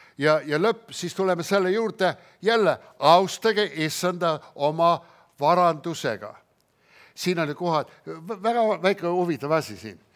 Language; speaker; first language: Estonian; early bilingual, heritage; Estonian